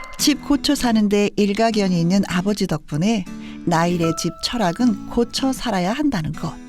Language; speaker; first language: Korean; native; Korean